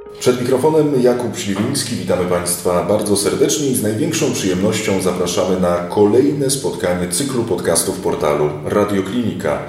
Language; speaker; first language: Polish; native; Polish